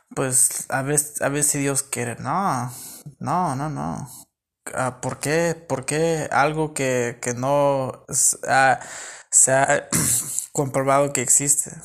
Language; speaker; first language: Spanish; early bilingual, heritage; Spanish